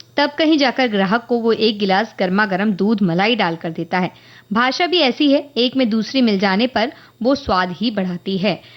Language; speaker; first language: Hindi; native; Hindi